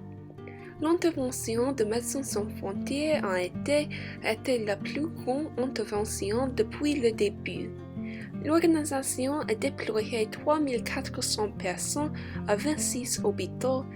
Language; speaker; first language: French; non-native, learner; English